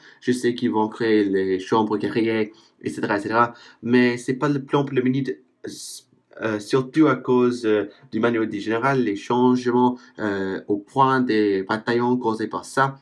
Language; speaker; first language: French; non-native, fluent; English